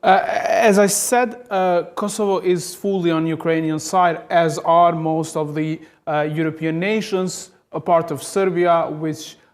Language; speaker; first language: English; non-native, fluent; Albanian